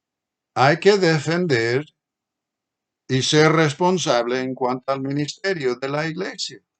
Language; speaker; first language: Spanish; non-native, fluent; English